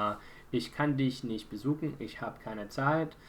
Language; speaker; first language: German; non-native, fluent; English